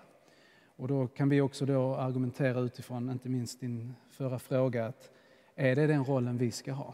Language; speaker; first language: Swedish; native; Swedish